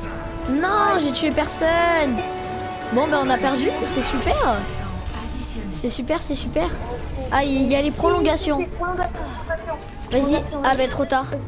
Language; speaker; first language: French; native; French